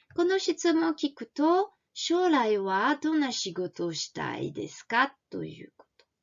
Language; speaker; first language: Japanese; non-native, fluent; French